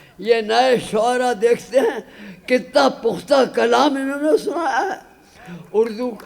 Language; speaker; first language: Urdu; native; Urdu